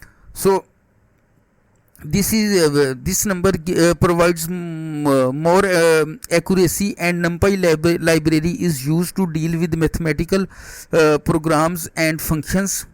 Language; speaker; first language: English; non-native, learner; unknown